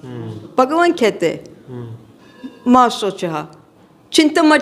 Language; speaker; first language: Hindi; non-native, fluent; English